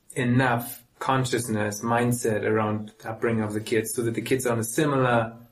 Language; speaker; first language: English; native; English